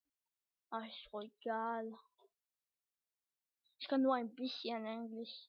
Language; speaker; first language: German; early bilingual, other home language; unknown